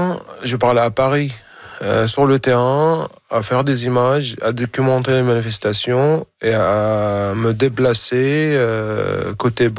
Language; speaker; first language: French; non-native, fluent; Arabic